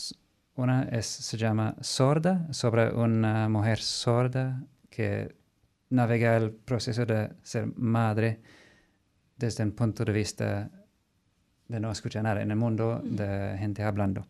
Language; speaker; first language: Spanish; non-native, fluent; English